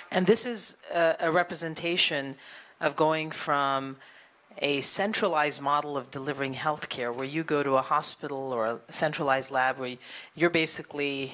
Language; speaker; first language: English; native; English